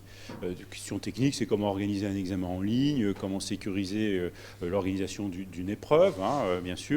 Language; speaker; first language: French; native; French